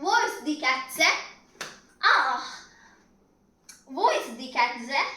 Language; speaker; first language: German; non-native, learner; Malayalam